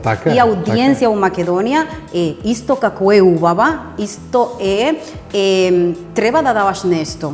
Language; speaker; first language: Macedonian; non-native, fluent; Spanish